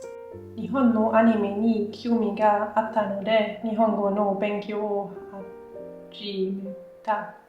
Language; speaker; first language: Japanese; non-native, learner; German